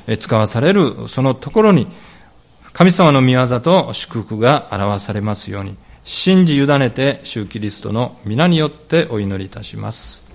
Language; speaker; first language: Japanese; native; Japanese